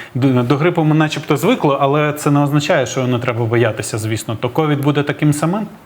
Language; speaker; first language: Ukrainian; native; Ukrainian